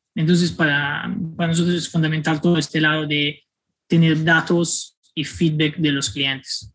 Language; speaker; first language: Spanish; non-native, fluent; Italian